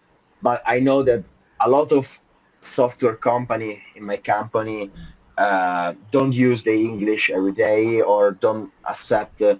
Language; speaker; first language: English; non-native, fluent; Italian